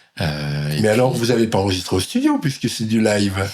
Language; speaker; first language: French; native; French